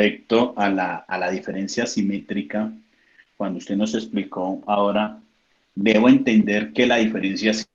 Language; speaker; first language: Spanish; native; Spanish